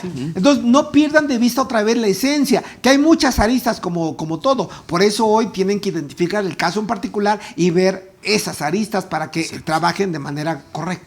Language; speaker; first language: Spanish; native; Spanish